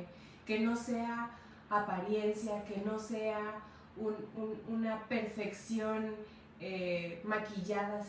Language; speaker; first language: Spanish; native; Spanish